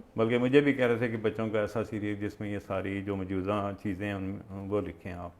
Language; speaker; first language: Urdu; non-native, local second language; Punjabi